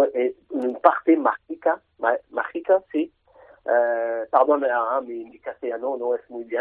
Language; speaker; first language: Spanish; non-native, learner; French